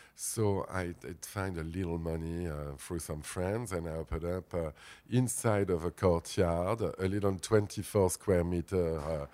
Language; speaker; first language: English; non-native, fluent; French